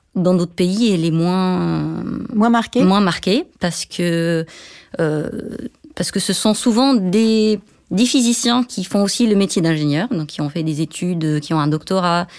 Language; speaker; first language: French; non-native, local second language; Arabic